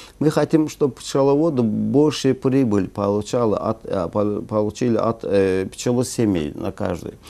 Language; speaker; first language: Russian; non-native, local second language; Azerbaijani